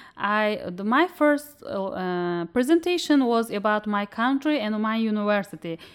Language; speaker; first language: English; non-native, fluent; Uzbek